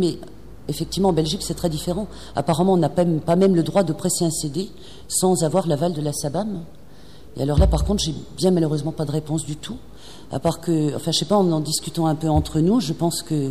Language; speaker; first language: French; native; French